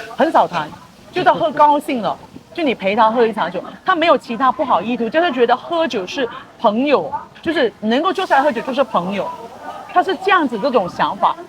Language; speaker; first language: Chinese; native; Chinese